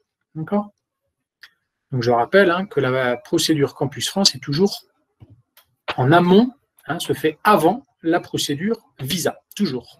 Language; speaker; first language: French; native; French